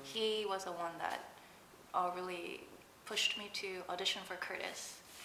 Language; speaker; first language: English; early bilingual, other home language; Korean